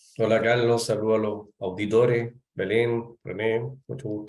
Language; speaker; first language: Spanish; native; Spanish